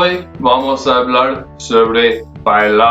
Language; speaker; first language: Spanish; non-native, fluent; English